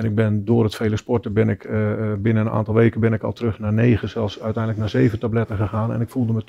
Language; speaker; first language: Dutch; native; Dutch